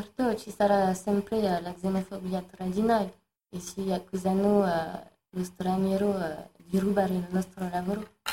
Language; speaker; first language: Italian; non-native, learner; French